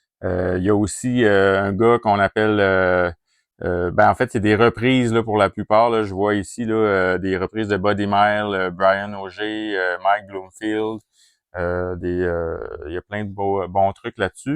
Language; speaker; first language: French; native; French